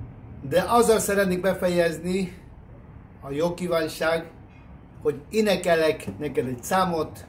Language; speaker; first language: Hungarian; non-native, fluent; Spanish